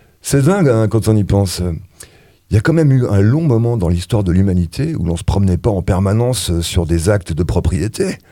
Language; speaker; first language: French; native; French